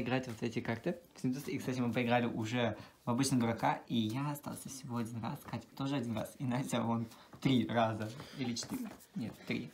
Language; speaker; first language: Russian; native; Russian